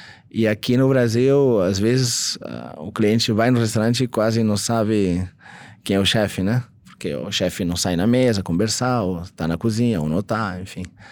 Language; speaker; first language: Portuguese; non-native, fluent; Catalan